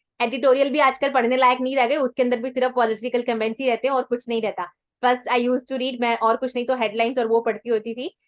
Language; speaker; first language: Hindi; non-native, local second language; Punjabi